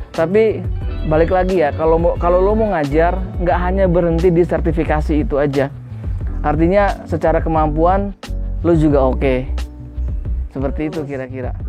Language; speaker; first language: Indonesian; native; Indonesian